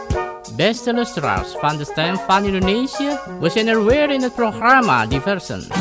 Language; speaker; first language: Dutch; non-native, learner; Indonesian